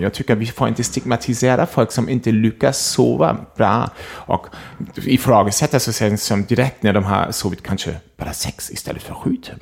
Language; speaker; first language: Swedish; non-native, fluent; German